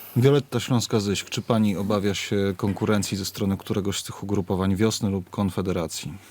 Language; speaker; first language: Polish; native; Polish